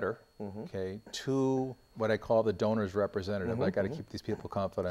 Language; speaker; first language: English; native; English